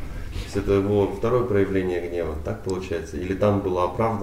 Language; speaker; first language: Russian; native; Russian